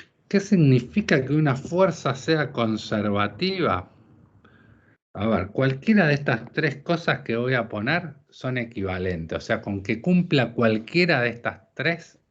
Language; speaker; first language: Spanish; native; Spanish